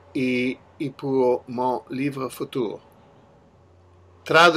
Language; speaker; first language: French; non-native, learner; English